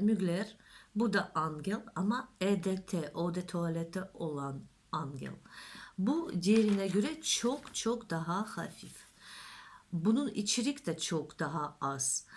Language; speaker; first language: Turkish; non-native, learner; Russian